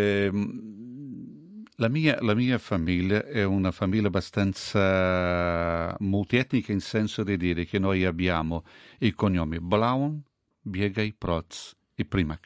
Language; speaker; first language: Italian; non-native, fluent; Portuguese